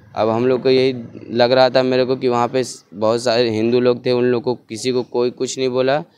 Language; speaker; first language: Hindi; native; Hindi